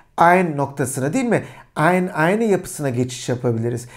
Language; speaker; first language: Turkish; native; Turkish